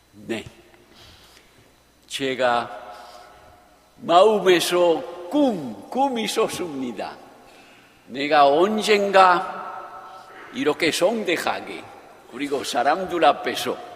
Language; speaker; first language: Korean; non-native, fluent; Japanese